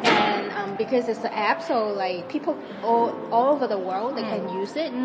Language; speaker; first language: English; non-native, fluent; Cantonese